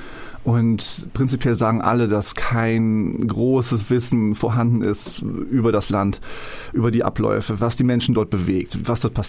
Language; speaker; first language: German; early bilingual, other home language; Polish